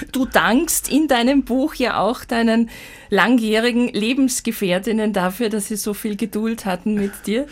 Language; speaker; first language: German; native; German